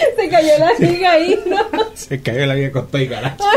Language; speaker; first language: Spanish; native; Spanish